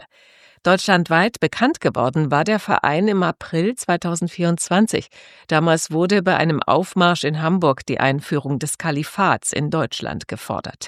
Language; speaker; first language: German; native; German